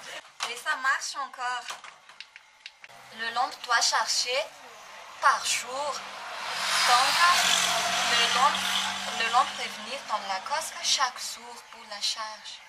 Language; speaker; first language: French; non-native, local second language; Malagasy